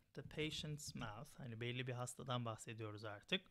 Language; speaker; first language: English; non-native, fluent; Turkish